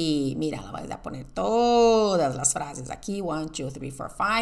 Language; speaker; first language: Spanish; non-native, fluent; Portuguese